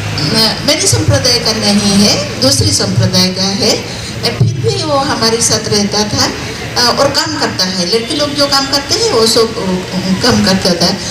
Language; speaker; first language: Hindi; non-native, local second language; Santali